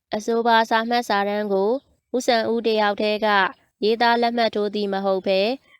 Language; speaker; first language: Burmese; native; Burmese